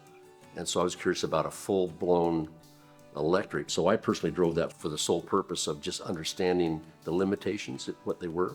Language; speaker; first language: English; native; English